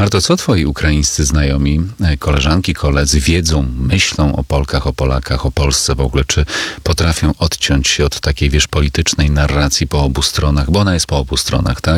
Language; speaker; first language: Polish; native; Polish